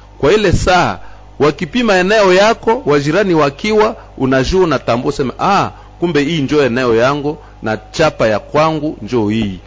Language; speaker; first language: Swahili; native; Swahili